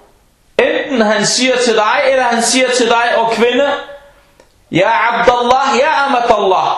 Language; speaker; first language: Danish; non-native, local second language; Arabic